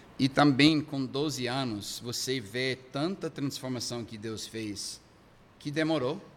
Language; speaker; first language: Portuguese; non-native, fluent; English